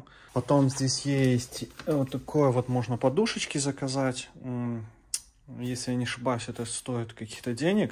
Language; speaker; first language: Russian; native; Russian